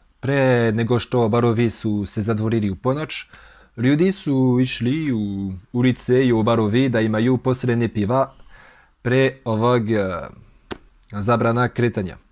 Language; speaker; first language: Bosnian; non-native, learner; French